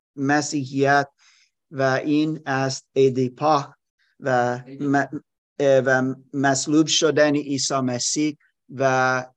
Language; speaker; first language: Persian; non-native, learner; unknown